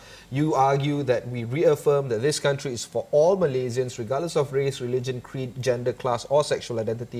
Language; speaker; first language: English; non-native, local second language; Malay